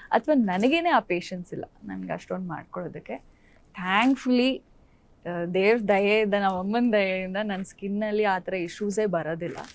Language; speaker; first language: Kannada; native; Kannada